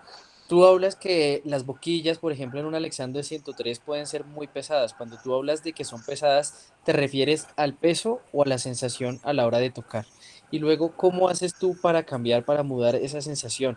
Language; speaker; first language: Spanish; native; Spanish